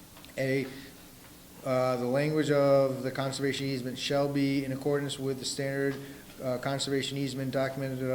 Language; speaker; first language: English; native; English